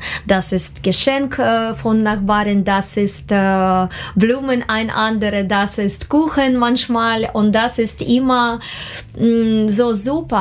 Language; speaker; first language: German; non-native, learner; Russian